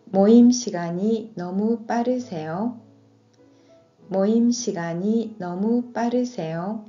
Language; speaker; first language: Korean; non-native, fluent; Japanese